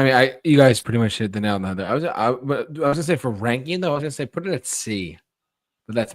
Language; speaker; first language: English; native; English